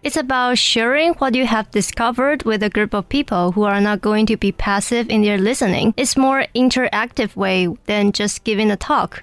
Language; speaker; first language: English; non-native, fluent; Chinese